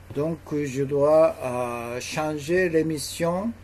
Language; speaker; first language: French; non-native, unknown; Japanese